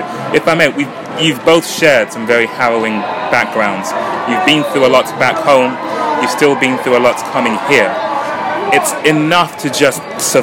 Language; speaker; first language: English; non-native, local second language; Ganda